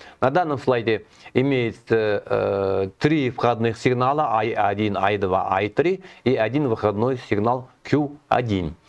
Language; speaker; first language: Russian; non-native, local second language; Kazakh